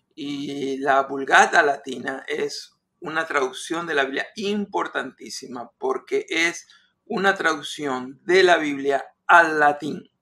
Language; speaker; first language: Spanish; native; Spanish